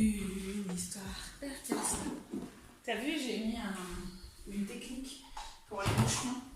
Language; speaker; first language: French; native; French